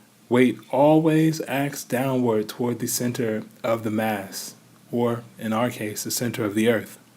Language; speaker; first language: English; native; English